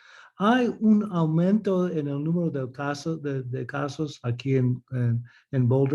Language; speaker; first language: Spanish; early bilingual, heritage; English